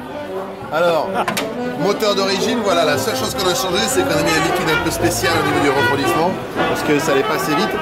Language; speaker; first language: French; native; French